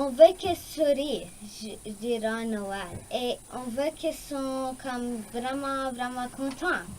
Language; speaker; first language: French; non-native, local second language; English